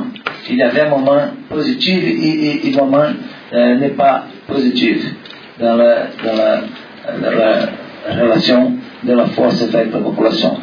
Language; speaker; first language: French; non-native, learner; Portuguese